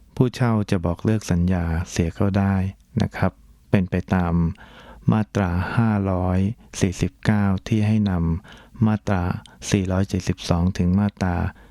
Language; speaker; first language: Thai; native; Thai